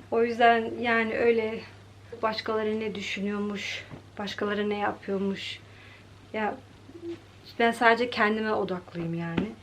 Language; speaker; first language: Turkish; early bilingual, heritage; Turkish